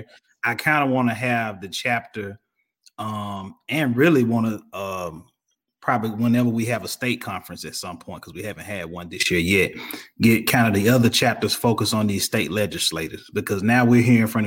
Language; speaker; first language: English; native; English